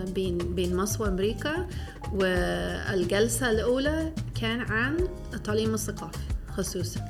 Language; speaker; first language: Arabic; non-native, fluent; English